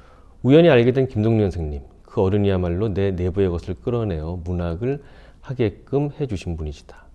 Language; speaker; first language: Korean; native; Korean